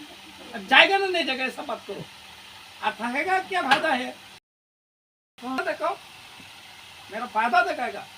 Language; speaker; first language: Hindi; non-native, local second language; Bangla